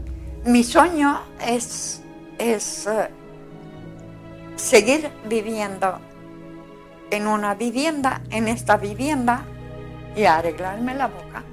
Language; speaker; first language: Spanish; non-native, learner; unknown